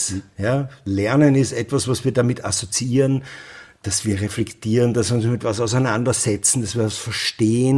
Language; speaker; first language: German; native; German